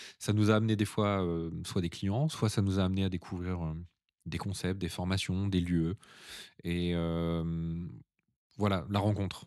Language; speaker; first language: French; native; French